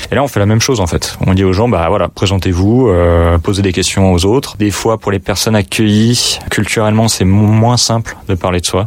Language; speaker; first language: French; native; French